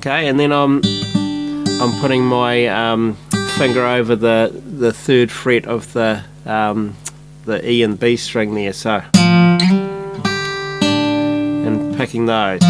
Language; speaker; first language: English; native; English